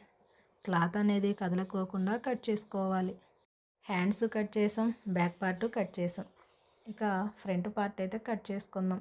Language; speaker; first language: Telugu; native; Telugu